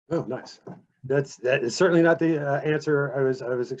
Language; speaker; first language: English; native; English